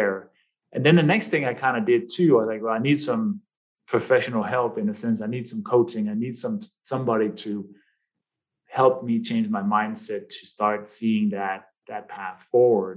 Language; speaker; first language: English; non-native, fluent; Danish